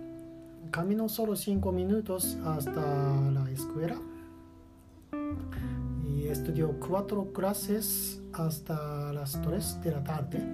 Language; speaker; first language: Spanish; non-native, learner; Japanese